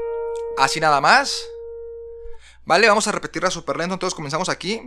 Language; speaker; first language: Spanish; native; Spanish